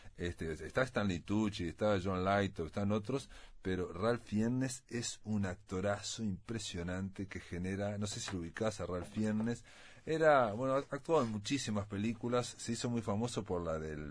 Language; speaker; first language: Spanish; native; Spanish